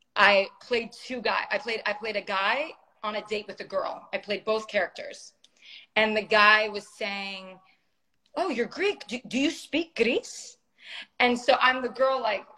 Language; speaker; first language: English; native; English